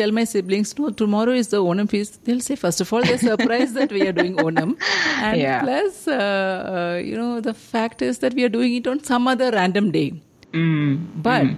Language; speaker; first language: English; non-native, local second language; Malayalam